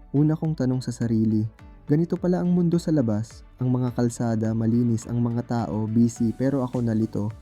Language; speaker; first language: Filipino; native; Filipino